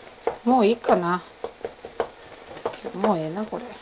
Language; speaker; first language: Japanese; native; Japanese